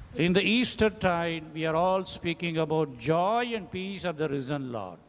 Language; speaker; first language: English; non-native, local second language; Tamil